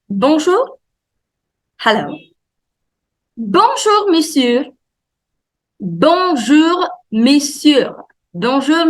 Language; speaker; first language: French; non-native, fluent; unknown